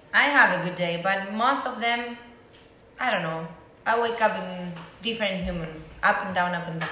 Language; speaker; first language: English; non-native, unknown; Spanish